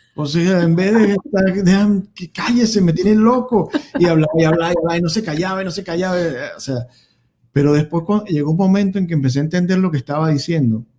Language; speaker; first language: Spanish; native; Spanish